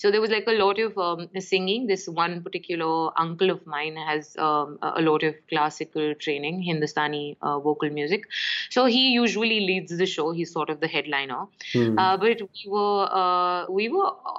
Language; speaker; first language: English; non-native, local second language; Urdu